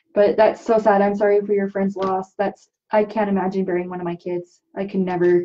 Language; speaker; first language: English; native; English